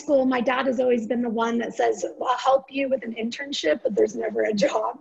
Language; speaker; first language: English; native; English